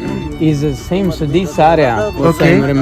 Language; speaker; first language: English; non-native, learner; Italian